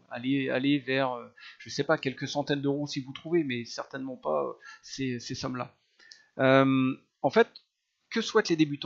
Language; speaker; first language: French; native; French